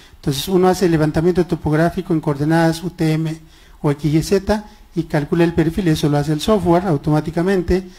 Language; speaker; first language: Spanish; non-native, local second language; Quechua